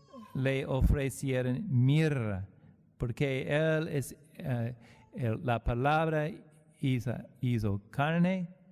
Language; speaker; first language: Spanish; non-native, learner; English